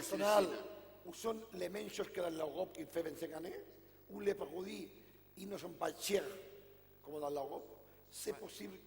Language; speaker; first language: French; non-native, fluent; Catalan